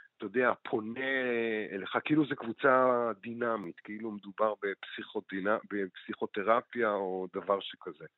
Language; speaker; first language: Hebrew; native; Hebrew